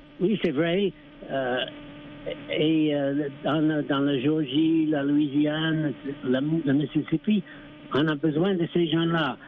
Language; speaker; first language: French; non-native, fluent; English